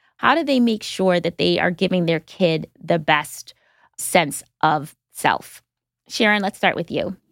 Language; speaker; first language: English; native; English